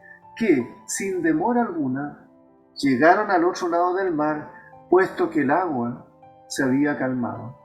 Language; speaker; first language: Spanish; native; Spanish